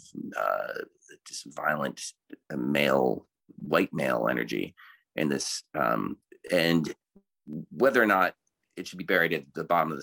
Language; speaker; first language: English; native; English